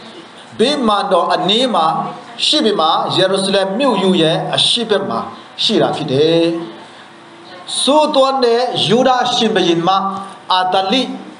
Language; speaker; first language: Burmese; non-native, local second language; Hakha Chin